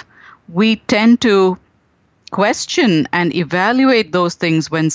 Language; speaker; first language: English; non-native, local second language; Tamil